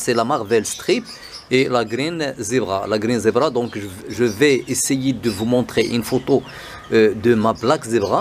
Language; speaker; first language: French; non-native, local second language; Arabic